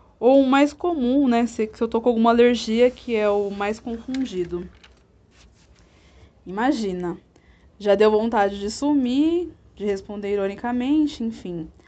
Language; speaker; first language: Portuguese; native; Portuguese